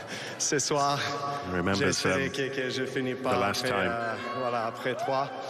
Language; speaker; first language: French; non-native, learner; Serbian